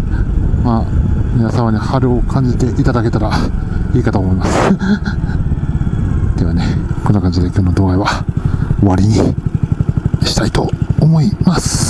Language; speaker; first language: Japanese; native; Japanese